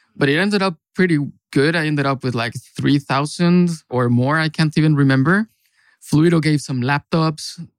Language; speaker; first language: English; non-native, fluent; Spanish